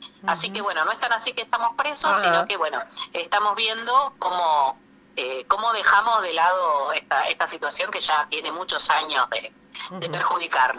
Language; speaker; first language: Spanish; native; Spanish